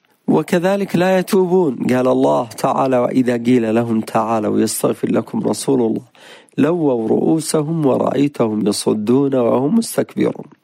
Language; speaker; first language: Arabic; native; Arabic